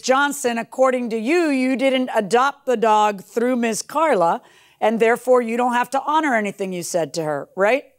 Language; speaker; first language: English; early bilingual, other home language; Spanish